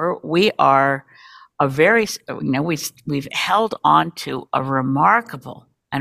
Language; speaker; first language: English; native; English